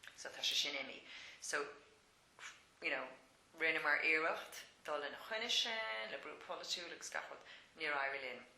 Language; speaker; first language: Irish; non-native, local second language; English